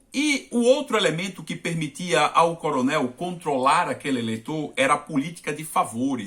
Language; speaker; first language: Portuguese; native; Portuguese